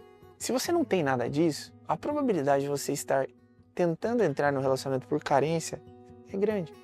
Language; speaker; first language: Portuguese; native; Portuguese